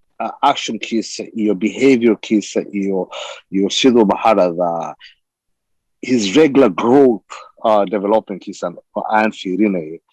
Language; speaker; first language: Somali; early bilingual, heritage; Somali